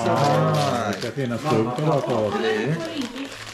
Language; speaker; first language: Swedish; native; Swedish